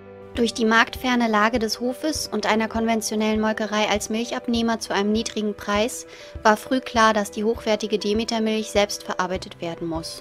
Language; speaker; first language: German; native; German